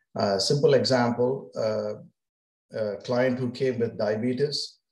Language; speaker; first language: English; non-native, local second language; Kannada